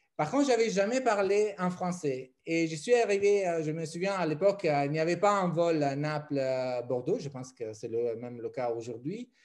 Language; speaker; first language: French; non-native, fluent; Italian